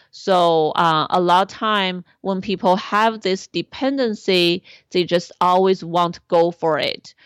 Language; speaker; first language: English; non-native, fluent; Chinese